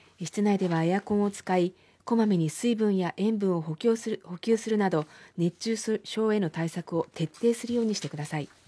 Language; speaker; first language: Japanese; native; Japanese